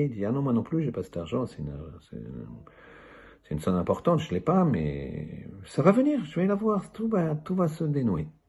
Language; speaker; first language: French; native; French